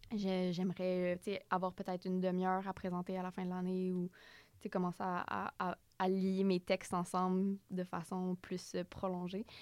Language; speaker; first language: French; native; French